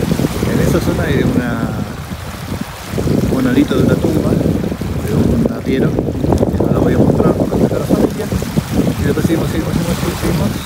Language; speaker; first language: Spanish; native; Spanish